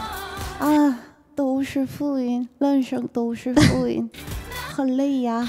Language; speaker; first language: Chinese; non-native, learner; Korean